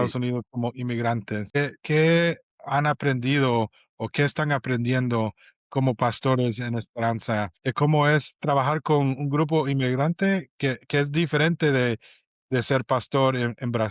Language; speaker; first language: Spanish; non-native, fluent; English